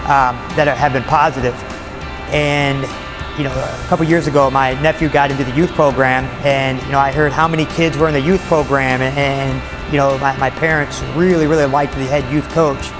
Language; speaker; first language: English; native; English